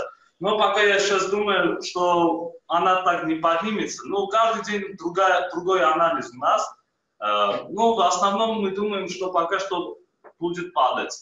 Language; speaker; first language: Russian; non-native, fluent; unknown